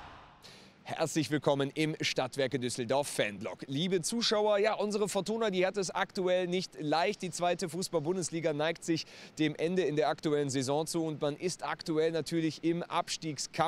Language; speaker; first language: German; native; German